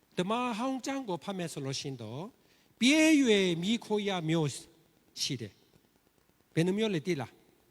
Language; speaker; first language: Burmese; non-native, learner; Korean